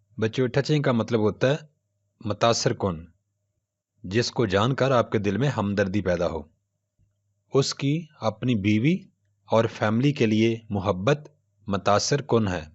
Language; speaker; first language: Urdu; non-native, local second language; Punjabi